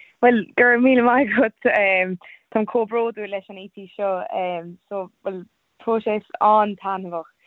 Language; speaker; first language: Irish; non-native, local second language; English